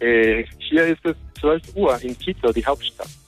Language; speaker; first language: German; non-native, fluent; Spanish